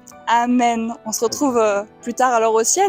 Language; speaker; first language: French; native; French